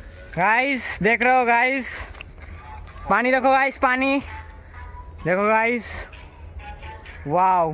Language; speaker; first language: Hindi; non-native, local second language; Bangla